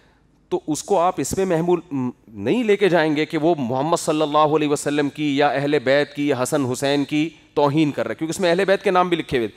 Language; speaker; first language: Urdu; native; Urdu